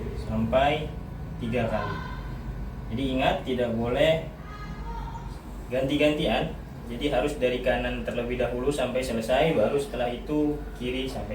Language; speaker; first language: Indonesian; native; Indonesian